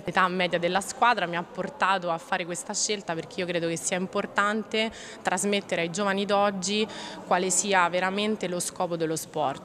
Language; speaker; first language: Italian; native; Italian